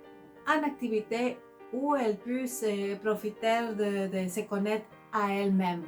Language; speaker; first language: French; non-native, fluent; Spanish